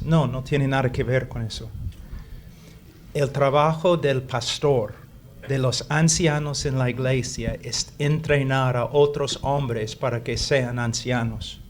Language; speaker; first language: Spanish; non-native, fluent; English